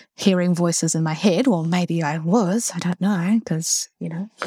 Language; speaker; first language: English; native; English